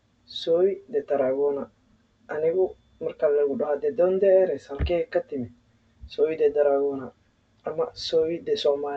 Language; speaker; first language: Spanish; non-native, learner; Somali